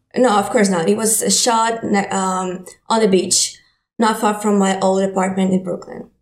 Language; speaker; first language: English; non-native, fluent; Ukrainian